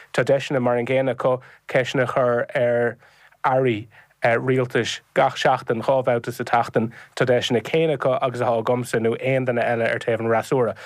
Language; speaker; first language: Irish; non-native, local second language; English